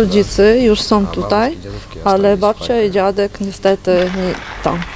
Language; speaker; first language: Polish; non-native, learner; Ukrainian